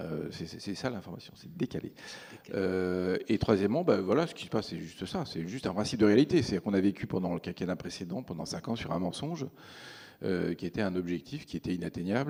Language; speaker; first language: French; native; French